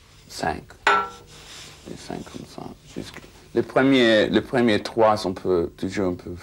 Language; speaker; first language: French; non-native, fluent; English